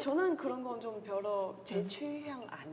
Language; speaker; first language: Korean; non-native, fluent; Chinese